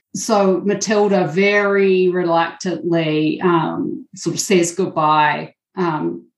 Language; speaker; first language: English; native; English